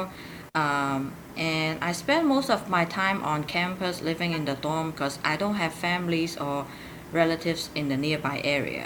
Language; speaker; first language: English; non-native, local second language; Cantonese